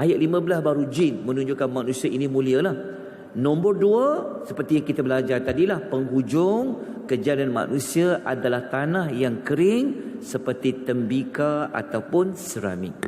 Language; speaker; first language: Malay; native; Malay